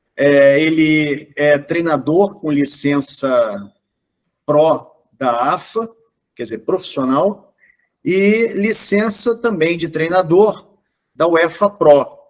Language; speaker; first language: Portuguese; native; Portuguese